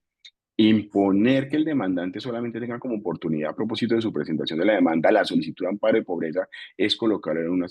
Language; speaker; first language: Spanish; native; Spanish